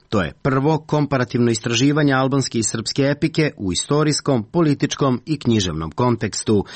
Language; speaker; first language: Serbian; native; Serbian